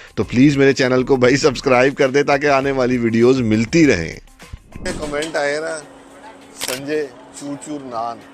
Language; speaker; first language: Urdu; non-native, local second language; Punjabi